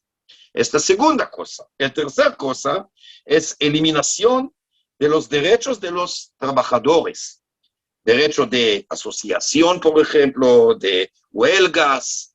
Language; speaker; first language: Spanish; non-native, learner; Hebrew